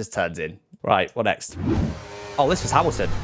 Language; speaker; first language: English; native; English